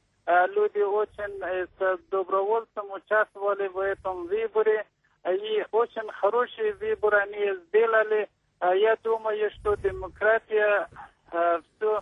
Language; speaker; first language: Russian; non-native, learner; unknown